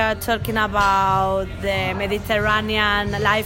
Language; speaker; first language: English; non-native, fluent; Spanish